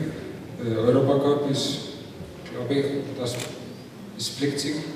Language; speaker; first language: German; non-native, learner; Icelandic